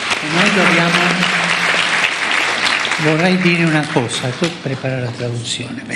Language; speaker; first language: Italian; early bilingual, heritage; Spanish